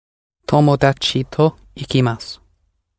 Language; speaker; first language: Japanese; non-native, learner; English